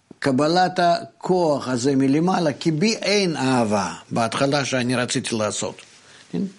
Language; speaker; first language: Hebrew; non-native, fluent; Russian